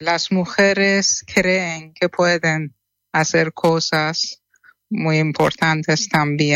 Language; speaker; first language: Spanish; non-native, learner; Persian